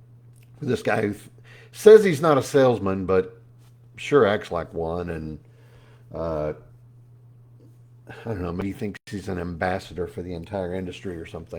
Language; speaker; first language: English; native; English